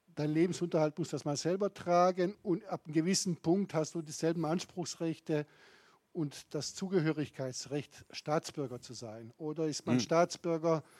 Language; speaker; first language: German; non-native, fluent; Bosnian